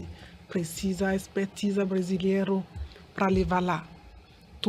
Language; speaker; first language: Portuguese; non-native, learner; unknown